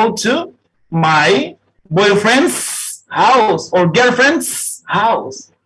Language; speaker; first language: English; non-native, fluent; Spanish